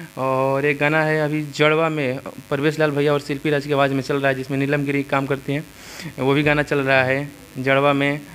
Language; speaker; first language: Hindi; native; Hindi